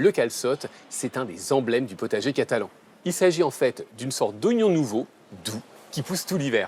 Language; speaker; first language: French; native; French